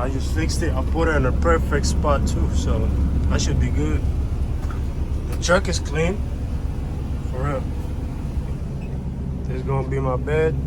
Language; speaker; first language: English; native; English